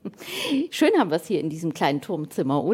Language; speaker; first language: German; native; German